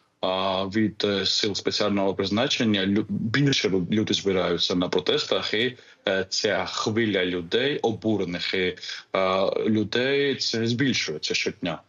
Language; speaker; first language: Ukrainian; non-native, fluent; Georgian